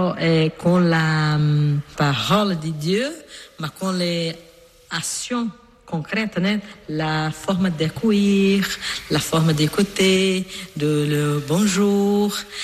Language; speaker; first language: French; non-native, learner; Portuguese